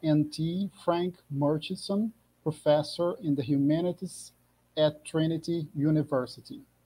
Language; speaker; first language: English; non-native, fluent; Portuguese